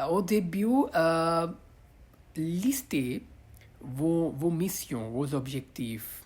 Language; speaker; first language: French; non-native, learner; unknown